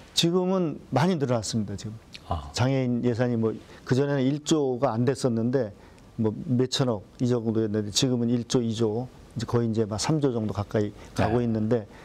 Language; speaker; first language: Korean; native; Korean